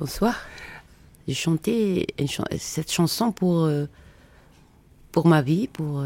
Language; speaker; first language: French; non-native, learner; Arabic